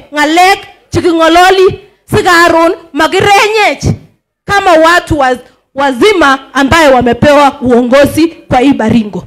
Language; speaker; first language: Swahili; non-native, local second language; Kalenjin